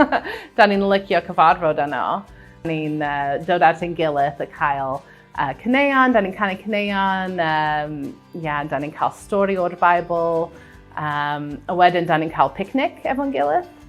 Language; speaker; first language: Welsh; non-native, fluent; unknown